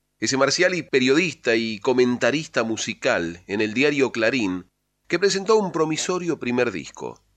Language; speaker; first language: Spanish; native; Spanish